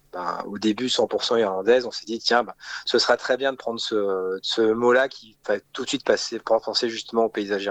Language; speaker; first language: French; native; French